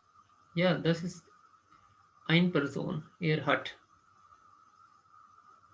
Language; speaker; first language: German; non-native, fluent; Urdu